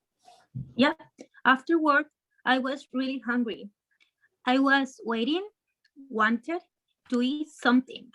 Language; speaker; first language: English; non-native, learner; Spanish